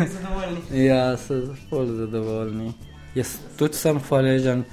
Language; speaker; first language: Slovenian; non-native, learner; Persian